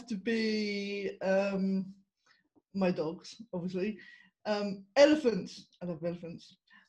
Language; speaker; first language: English; native; English